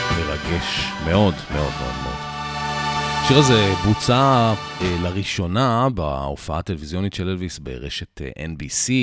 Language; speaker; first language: Hebrew; native; Hebrew